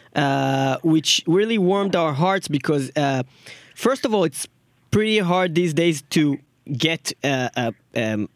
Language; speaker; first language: English; non-native, fluent; Hebrew